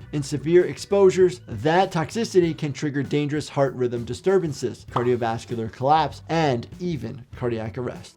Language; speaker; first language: English; native; English